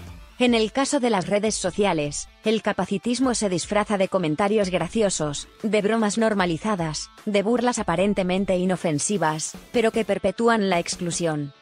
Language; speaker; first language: Spanish; native; Spanish